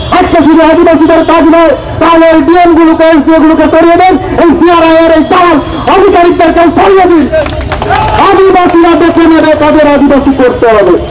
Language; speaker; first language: Bangla; non-native, local second language; Santali